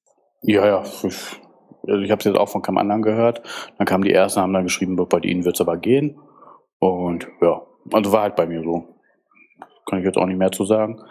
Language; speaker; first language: German; native; German